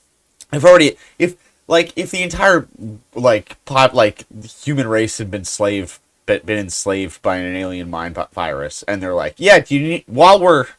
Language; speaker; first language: English; native; English